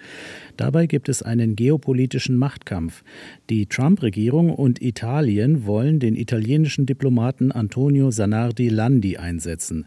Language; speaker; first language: German; native; German